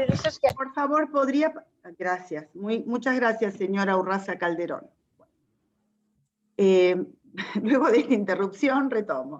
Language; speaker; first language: Spanish; native; Spanish